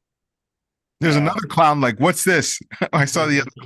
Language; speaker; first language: English; native; English